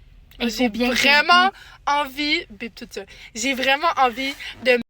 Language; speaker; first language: French; native; French